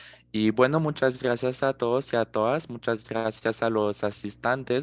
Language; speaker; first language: Spanish; non-native, fluent; French